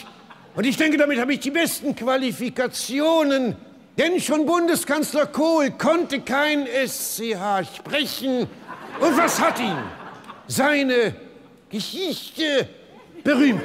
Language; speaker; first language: German; native; German